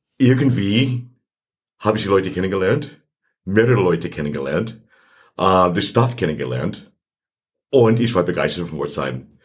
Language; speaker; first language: German; non-native, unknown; English